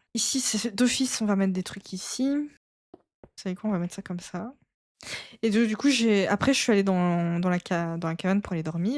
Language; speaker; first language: French; native; French